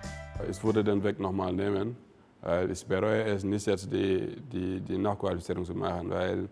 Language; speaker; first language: German; non-native, fluent; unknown